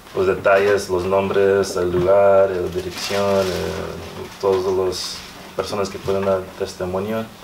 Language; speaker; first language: Spanish; early bilingual, other home language; English